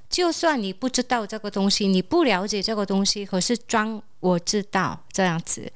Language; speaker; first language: Chinese; non-native, fluent; Korean